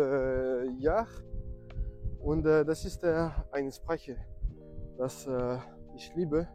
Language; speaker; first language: German; non-native, learner; French